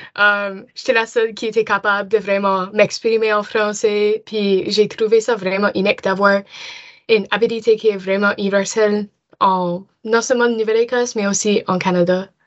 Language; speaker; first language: French; non-native, local second language; English